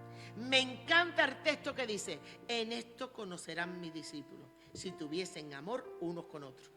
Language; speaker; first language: Spanish; native; Spanish